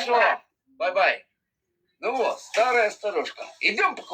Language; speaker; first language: Russian; non-native, learner; Lithuanian